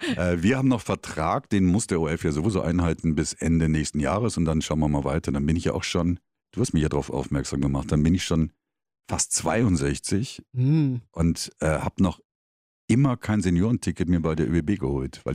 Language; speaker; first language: German; native; German